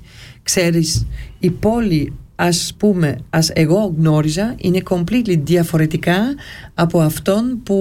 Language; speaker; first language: Greek; early bilingual, heritage; Greek